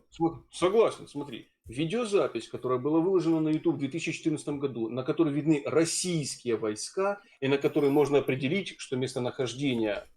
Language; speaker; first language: Russian; native; Russian